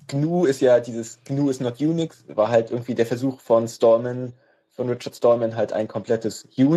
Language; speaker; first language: German; native; German